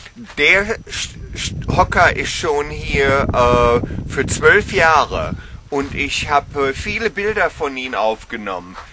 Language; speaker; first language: German; non-native, fluent; English